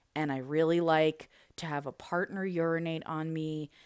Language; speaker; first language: English; native; English